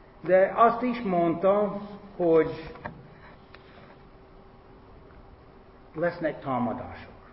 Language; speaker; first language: Hungarian; non-native, fluent; English